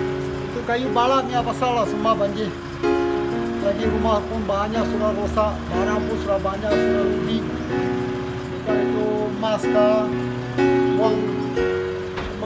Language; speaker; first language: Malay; non-native, local second language; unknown